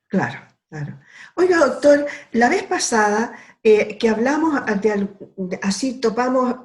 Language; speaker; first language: Spanish; native; Spanish